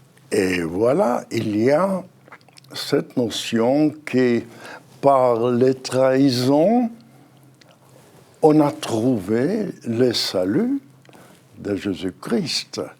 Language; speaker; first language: French; non-native, fluent; Hebrew